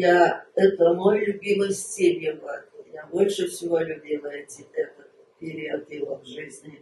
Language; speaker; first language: Russian; early bilingual, heritage; Russian